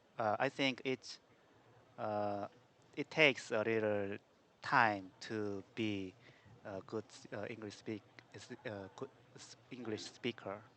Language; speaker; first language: English; non-native, learner; Korean